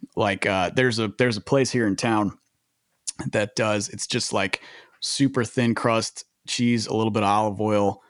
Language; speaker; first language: English; early bilingual, other home language; Italian